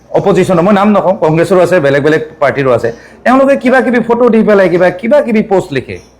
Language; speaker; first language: Assamese; native; Assamese